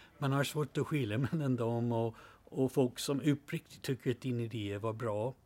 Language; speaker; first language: Swedish; non-native, fluent; English